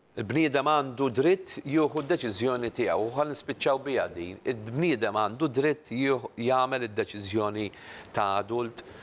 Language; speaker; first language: Maltese; native; Maltese